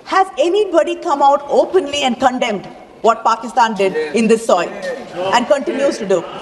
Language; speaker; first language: English; non-native, local second language; Tamil